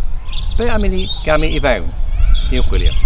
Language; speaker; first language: Welsh; non-native, learner; English